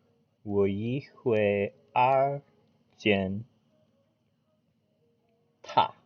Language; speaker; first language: Chinese; non-native, learner; English